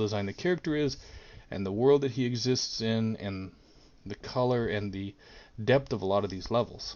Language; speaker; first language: English; native; English